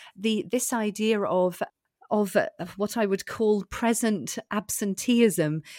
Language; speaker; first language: English; native; English